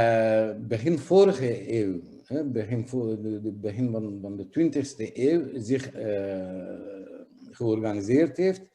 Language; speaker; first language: Dutch; non-native, fluent; Kurdish